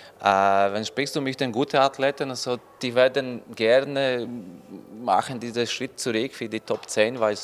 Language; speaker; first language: German; non-native, learner; Polish